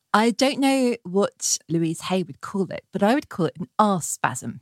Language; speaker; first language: English; native; English